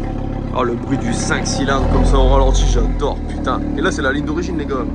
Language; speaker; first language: French; native; French